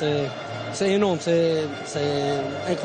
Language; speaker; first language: French; non-native, learner; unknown